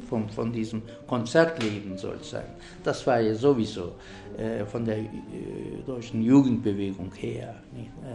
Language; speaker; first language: German; non-native, fluent; Turkish